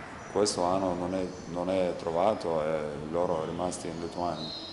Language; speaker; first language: Italian; non-native, learner; Lithuanian